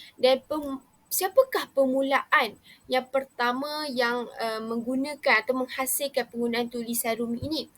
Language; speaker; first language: Malay; native; Malay